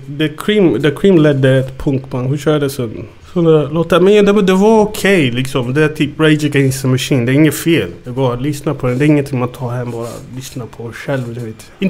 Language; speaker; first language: Swedish; early bilingual, other home language; Amharic